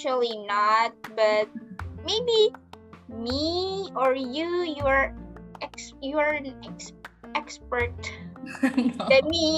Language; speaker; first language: English; non-native, learner; Indonesian